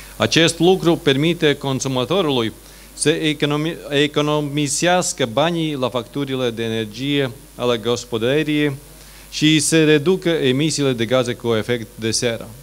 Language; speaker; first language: Romanian; non-native, fluent; Latvian